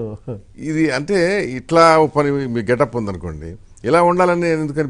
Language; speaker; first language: Telugu; native; Telugu